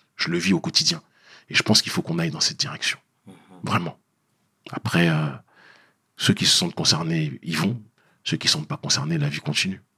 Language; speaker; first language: French; native; French